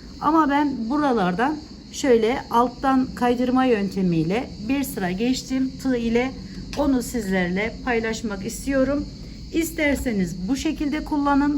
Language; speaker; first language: Turkish; native; Turkish